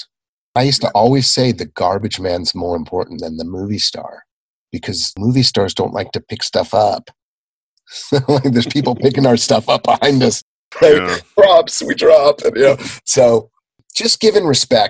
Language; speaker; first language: English; native; English